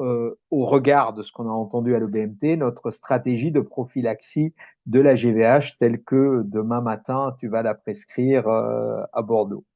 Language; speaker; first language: French; native; French